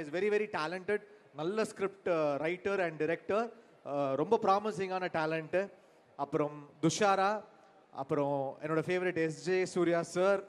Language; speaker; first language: Tamil; native; Tamil